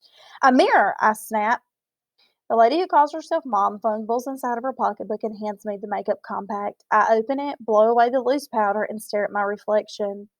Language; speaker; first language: English; native; English